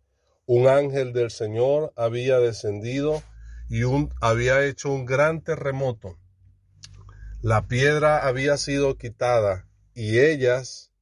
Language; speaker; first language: Spanish; native; Spanish